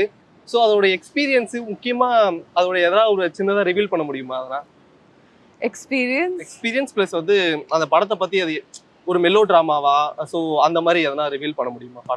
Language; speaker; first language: Tamil; native; Tamil